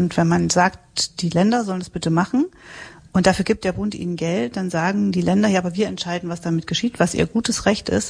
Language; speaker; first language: German; native; German